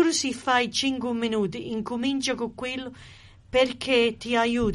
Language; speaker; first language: Italian; early bilingual, heritage; Italian